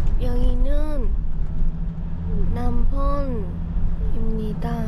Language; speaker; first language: Korean; non-native, learner; Vietnamese